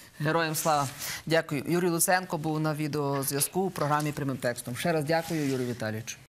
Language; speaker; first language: Ukrainian; native; Ukrainian